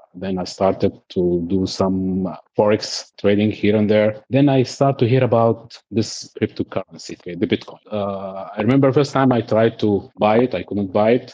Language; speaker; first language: English; non-native, fluent; Arabic